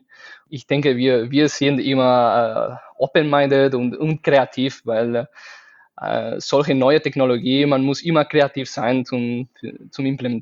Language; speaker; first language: German; non-native, fluent; Spanish